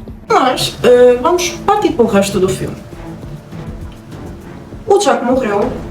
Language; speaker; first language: Portuguese; native; Portuguese